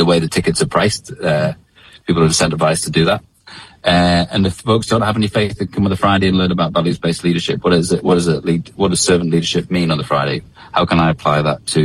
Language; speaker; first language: English; native; English